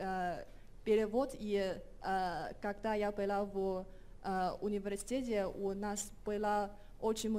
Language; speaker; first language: Russian; non-native, fluent; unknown